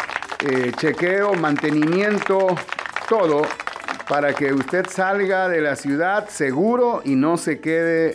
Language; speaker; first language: Spanish; native; Spanish